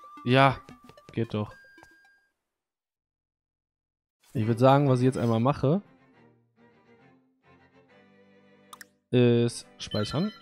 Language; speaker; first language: German; native; German